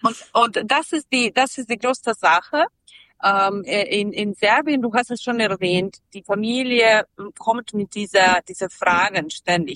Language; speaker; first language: German; non-native, fluent; Serbian